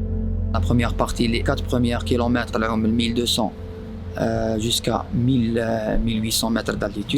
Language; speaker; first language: French; non-native, local second language; Arabic